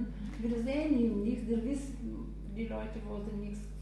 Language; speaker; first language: German; non-native, learner; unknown